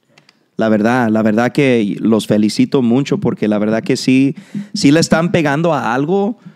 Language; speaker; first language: Spanish; early bilingual, heritage; Spanish